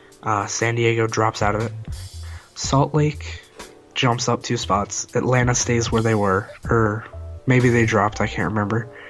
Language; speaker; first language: English; native; English